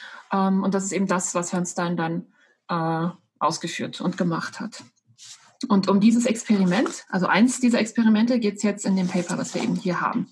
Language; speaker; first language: German; native; German